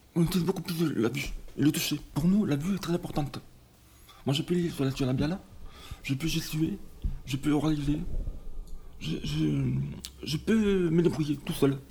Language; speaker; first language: French; native; French